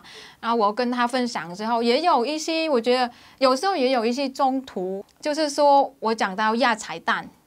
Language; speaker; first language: Chinese; non-native, fluent; Vietnamese